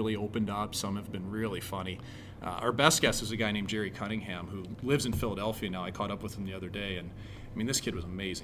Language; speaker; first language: English; native; English